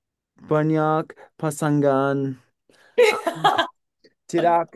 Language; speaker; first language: Indonesian; non-native, learner; English